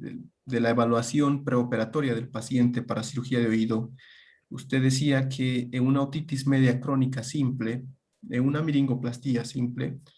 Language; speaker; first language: Spanish; native; Spanish